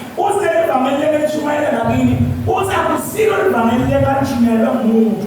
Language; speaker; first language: Zulu; non-native, local second language; Swati